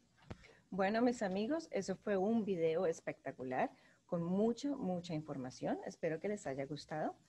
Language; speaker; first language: Spanish; native; Spanish